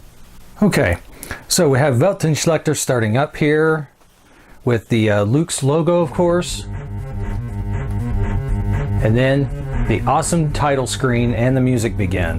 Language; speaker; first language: English; native; English